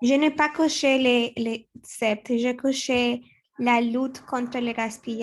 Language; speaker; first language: French; non-native, learner; Spanish